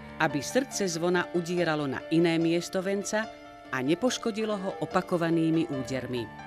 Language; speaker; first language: Slovak; native; Slovak